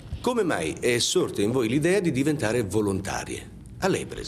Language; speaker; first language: Italian; native; Italian